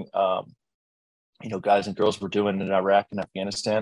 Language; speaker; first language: English; native; English